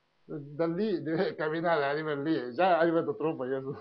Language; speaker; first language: Italian; non-native, learner; Tibetan